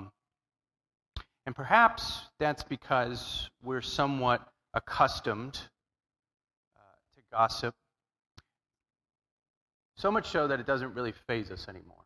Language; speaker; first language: English; native; English